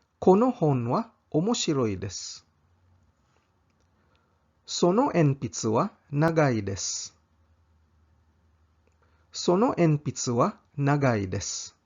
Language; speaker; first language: Japanese; non-native, fluent; Cebuano